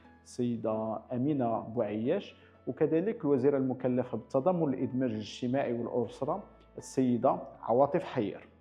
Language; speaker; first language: Arabic; native; Arabic